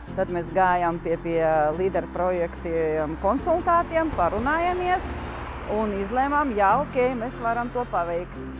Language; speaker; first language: Latvian; non-native, local second language; Russian